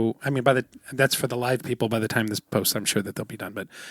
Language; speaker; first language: English; native; English